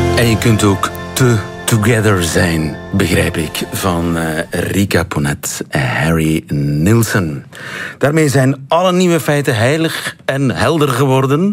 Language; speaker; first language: Dutch; native; Dutch